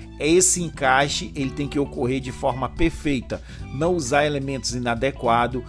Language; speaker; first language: Portuguese; native; Portuguese